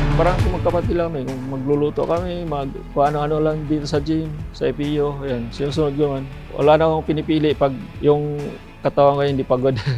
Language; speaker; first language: Filipino; native; Filipino